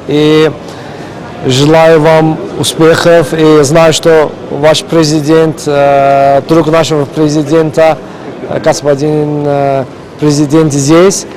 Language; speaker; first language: Russian; non-native, fluent; Azerbaijani